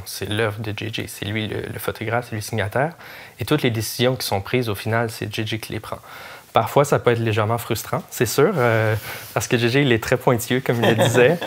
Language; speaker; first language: French; native; French